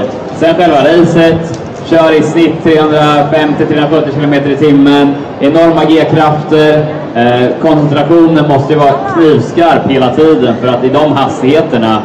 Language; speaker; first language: Swedish; native; Swedish